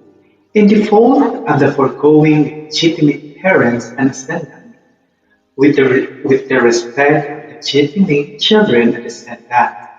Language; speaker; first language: English; non-native, local second language; Filipino